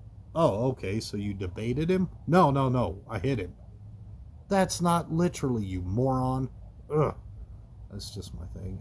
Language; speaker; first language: English; native; English